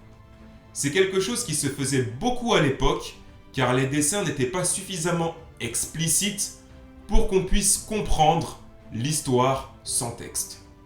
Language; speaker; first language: French; native; French